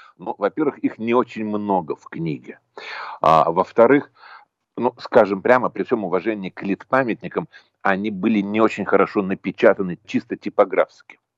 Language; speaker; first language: Russian; native; Russian